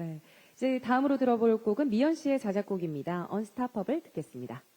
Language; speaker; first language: Korean; native; Korean